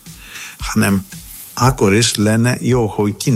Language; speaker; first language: Hungarian; non-native, learner; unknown